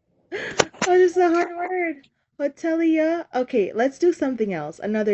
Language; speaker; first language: English; native; English